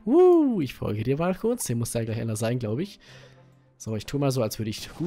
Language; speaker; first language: German; native; German